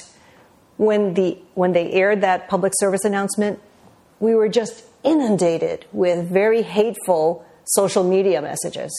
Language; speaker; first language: English; native; English